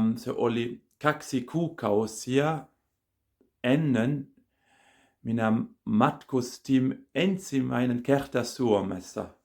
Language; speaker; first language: Finnish; non-native, learner; German